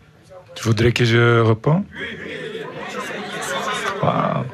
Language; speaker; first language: French; non-native, fluent; Dutch